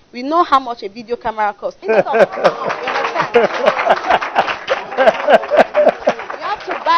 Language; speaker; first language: English; non-native, local second language; French